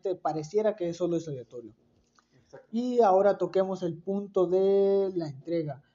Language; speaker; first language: Spanish; native; Spanish